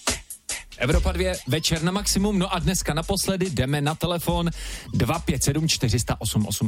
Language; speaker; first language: Czech; native; Czech